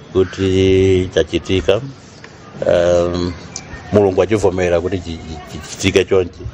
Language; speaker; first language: Nyanja; native; Nyanja